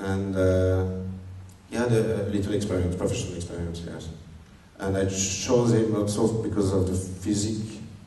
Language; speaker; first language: English; non-native, learner; French